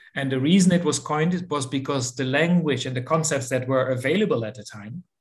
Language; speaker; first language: English; non-native, fluent; Dutch